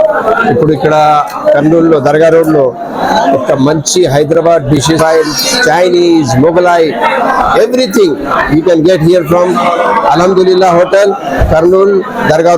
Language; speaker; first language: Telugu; non-native, local second language; Urdu